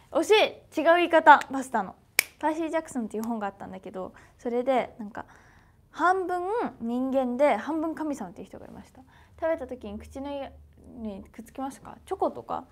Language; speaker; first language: Japanese; native; Japanese